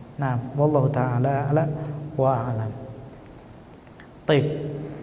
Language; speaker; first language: Indonesian; native; Indonesian